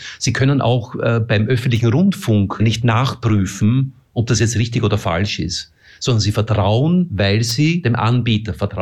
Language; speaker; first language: German; native; German